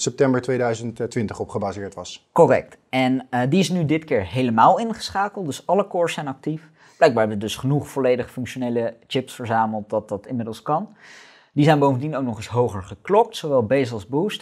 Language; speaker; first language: Dutch; native; Dutch